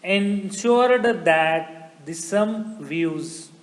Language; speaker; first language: English; non-native, local second language; Marathi